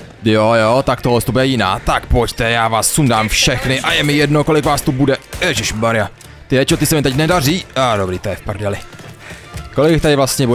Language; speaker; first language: Czech; native; Czech